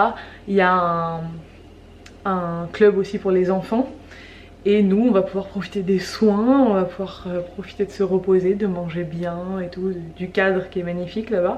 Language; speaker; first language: French; native; French